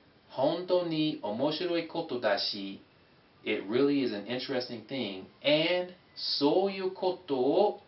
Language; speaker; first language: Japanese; non-native, fluent; English